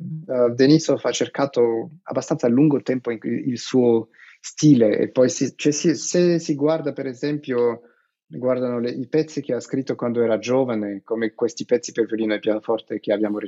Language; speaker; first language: Italian; non-native, fluent; Russian